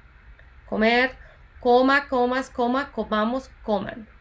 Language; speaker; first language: Spanish; non-native, fluent; English